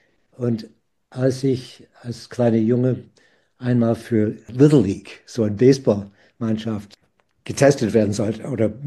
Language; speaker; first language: German; non-native, fluent; English